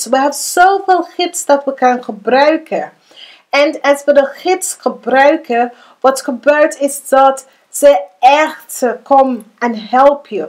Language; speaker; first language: Dutch; non-native, learner; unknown